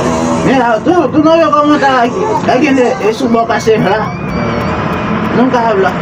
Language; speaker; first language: Spanish; non-native, learner; Haitian Creole